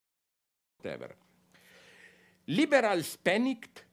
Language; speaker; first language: English; non-native, fluent; Slovenian